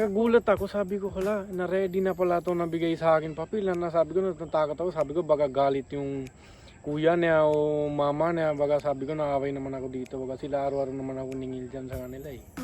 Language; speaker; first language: Filipino; non-native, learner; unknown